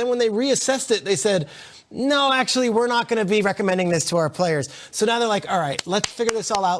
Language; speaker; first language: English; native; English